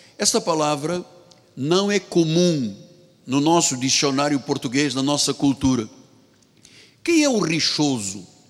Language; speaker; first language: Portuguese; native; Portuguese